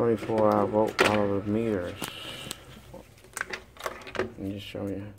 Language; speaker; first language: English; non-native, fluent; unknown